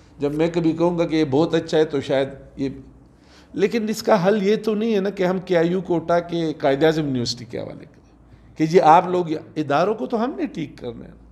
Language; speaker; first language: Urdu; non-native, local second language; Pashto